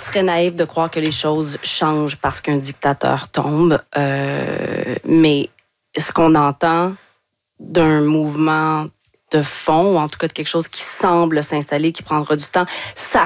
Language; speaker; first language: French; native; French